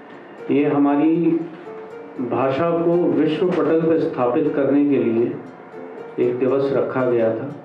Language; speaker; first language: Hindi; native; Hindi